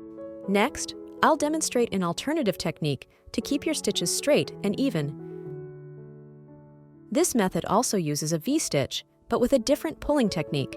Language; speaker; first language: English; non-native, fluent; Chinese